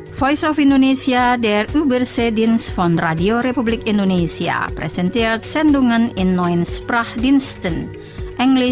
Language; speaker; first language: German; non-native, fluent; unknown